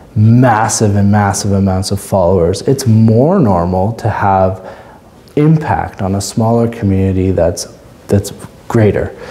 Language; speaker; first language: English; native; English